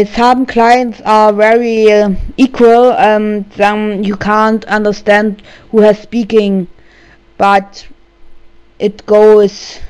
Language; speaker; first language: English; non-native, learner; German